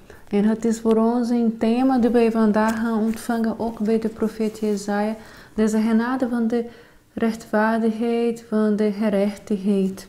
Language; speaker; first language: Dutch; non-native, fluent; Portuguese